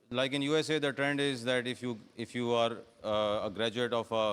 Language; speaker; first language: English; non-native, local second language; Urdu